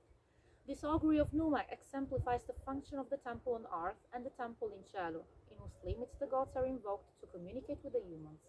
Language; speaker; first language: English; non-native, fluent; Italian